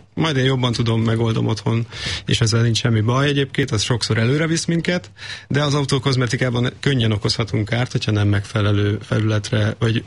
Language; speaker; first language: Hungarian; native; Hungarian